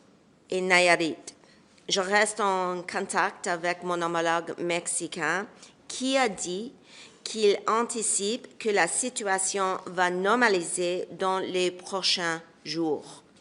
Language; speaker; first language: French; non-native, local second language; English